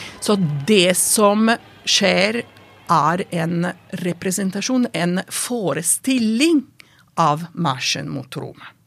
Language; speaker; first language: Norwegian; non-native, fluent; Italian